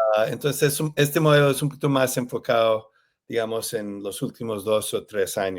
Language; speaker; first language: Spanish; early bilingual, heritage; Spanish